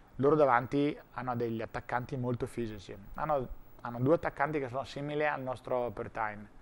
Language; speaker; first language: Italian; native; Italian